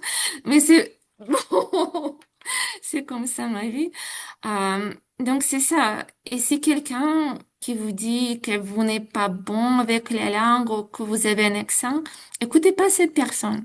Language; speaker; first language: French; non-native, fluent; Ukrainian